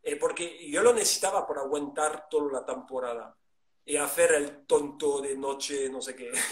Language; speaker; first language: Spanish; non-native, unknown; French